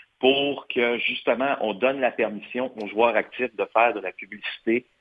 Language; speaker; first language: French; native; French